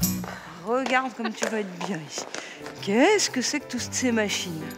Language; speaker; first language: French; native; French